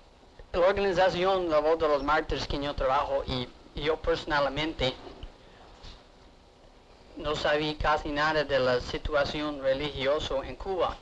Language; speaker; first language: Spanish; non-native, learner; English